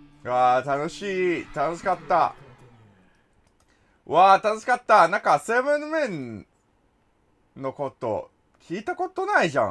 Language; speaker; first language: Japanese; non-native, learner; English